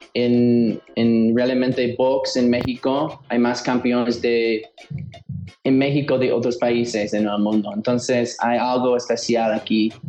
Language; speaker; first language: Spanish; early bilingual, heritage; Spanish